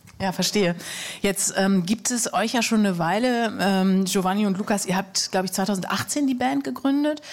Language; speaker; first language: German; native; German